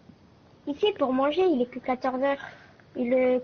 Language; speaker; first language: French; native; French